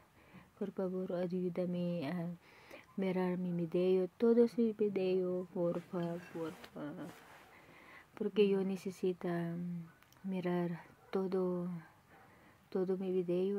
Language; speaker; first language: Spanish; non-native, learner; Filipino